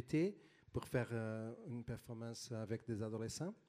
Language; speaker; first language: French; non-native, fluent; Portuguese